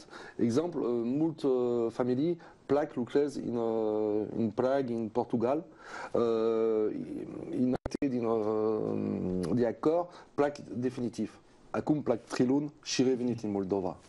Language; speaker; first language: Romanian; non-native, learner; French